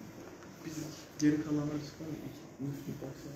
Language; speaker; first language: Turkish; non-native, learner; Urdu